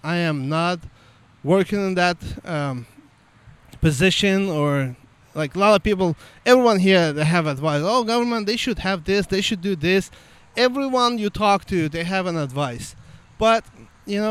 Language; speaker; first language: English; non-native, fluent; Azerbaijani